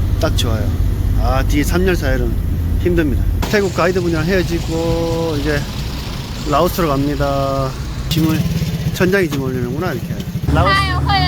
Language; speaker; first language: Korean; native; Korean